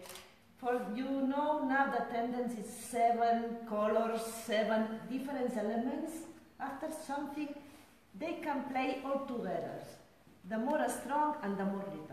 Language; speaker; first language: English; non-native, learner; Spanish